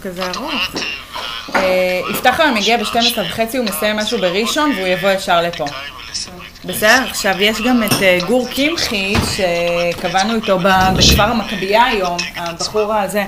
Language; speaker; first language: Hebrew; native; Hebrew